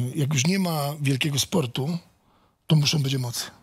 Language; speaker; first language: Polish; native; Polish